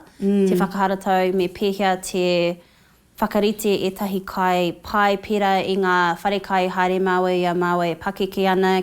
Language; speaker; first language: Māori; non-native, local second language; English